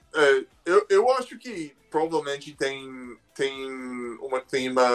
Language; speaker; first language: Portuguese; non-native, fluent; English